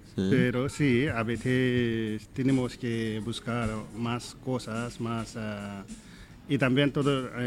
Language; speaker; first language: Spanish; non-native, learner; Nepali